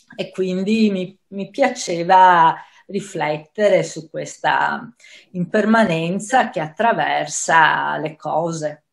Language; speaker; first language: Italian; native; Italian